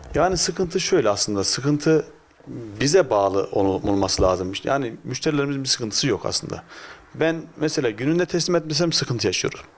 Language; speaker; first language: Turkish; native; Turkish